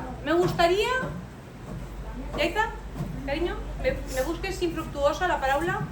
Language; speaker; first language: Spanish; native; Spanish